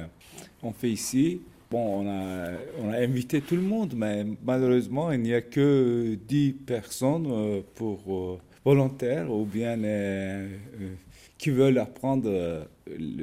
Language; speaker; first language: French; non-native, fluent; Turkish